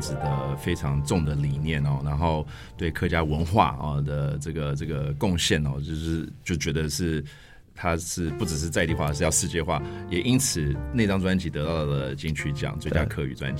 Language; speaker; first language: Chinese; native; Chinese